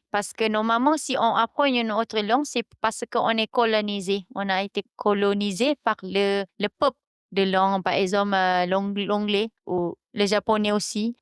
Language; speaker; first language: French; non-native, fluent; Malay